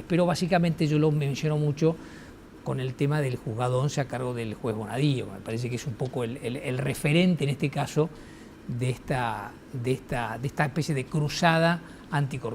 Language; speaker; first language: Spanish; native; Spanish